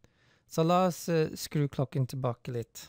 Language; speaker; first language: Norwegian; non-native, fluent; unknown